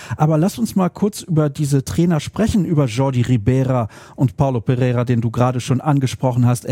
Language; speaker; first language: German; native; German